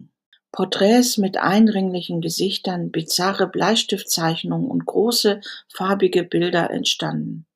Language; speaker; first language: German; native; German